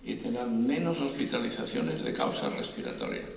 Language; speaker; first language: Spanish; native; Spanish